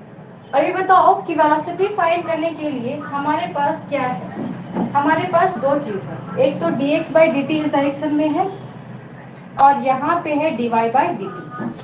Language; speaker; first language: Hindi; native; Hindi